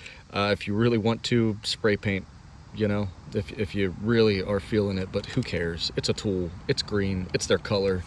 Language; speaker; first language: English; native; English